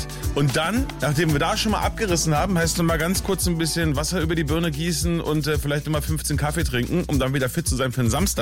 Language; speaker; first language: German; native; German